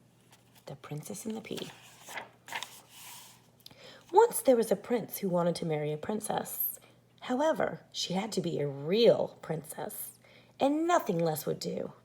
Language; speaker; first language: English; native; English